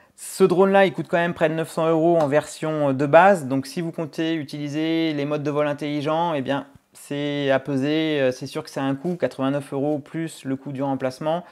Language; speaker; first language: French; native; French